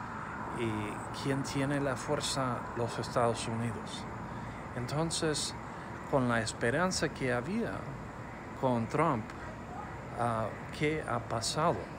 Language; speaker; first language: Spanish; non-native, fluent; English